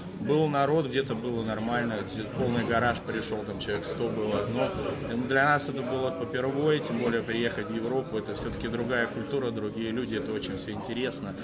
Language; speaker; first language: Russian; native; Russian